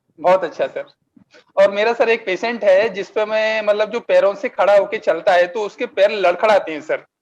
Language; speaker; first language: Hindi; native; Hindi